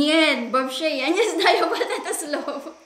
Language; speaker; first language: Russian; non-native, learner; Filipino